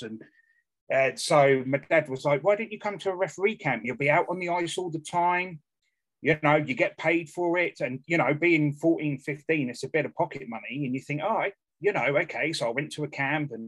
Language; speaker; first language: English; native; English